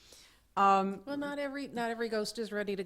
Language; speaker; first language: English; native; English